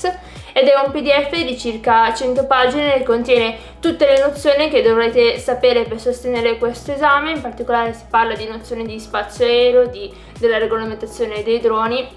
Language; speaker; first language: Italian; native; Italian